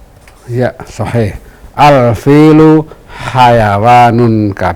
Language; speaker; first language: Arabic; non-native, fluent; Indonesian